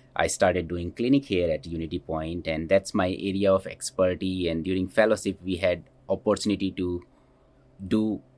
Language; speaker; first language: English; non-native, local second language; Hindi